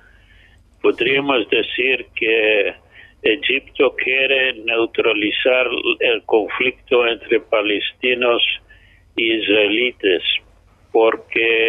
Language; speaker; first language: Spanish; non-native, fluent; English